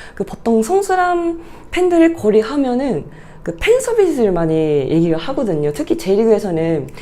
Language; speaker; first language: Korean; non-native, fluent; Japanese